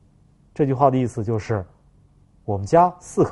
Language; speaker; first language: Chinese; native; Chinese